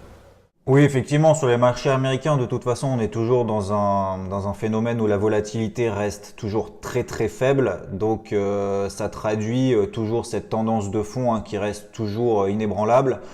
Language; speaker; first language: French; native; French